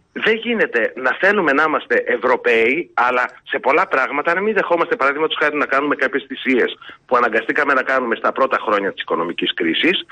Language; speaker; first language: Greek; early bilingual, heritage; Greek